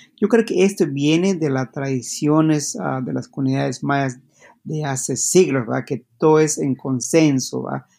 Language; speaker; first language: Spanish; non-native, local second language; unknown